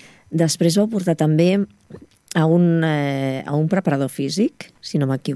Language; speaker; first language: Catalan; native; Catalan